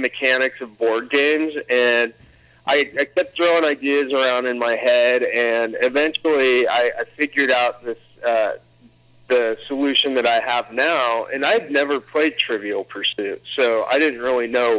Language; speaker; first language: English; native; English